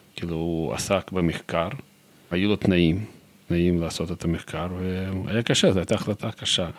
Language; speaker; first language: Hebrew; non-native, fluent; Russian